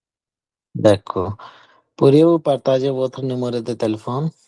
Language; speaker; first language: French; non-native, learner; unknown